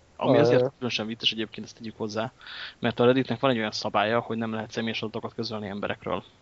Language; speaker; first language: Hungarian; native; Hungarian